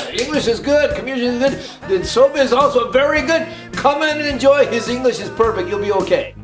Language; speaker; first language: English; native; English